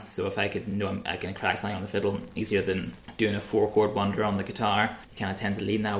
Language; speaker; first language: English; native; English